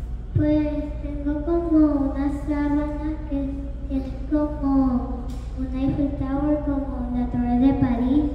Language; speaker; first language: Spanish; early bilingual, other home language; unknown